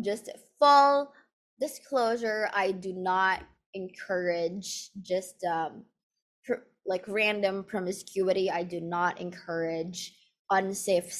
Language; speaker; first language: English; non-native, local second language; Filipino